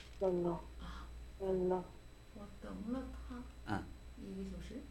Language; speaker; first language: Chinese; non-native, learner; Korean